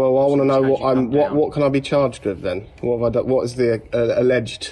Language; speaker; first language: English; native; English